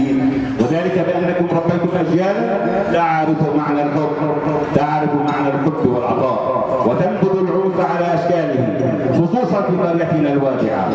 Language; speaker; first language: Arabic; native; Arabic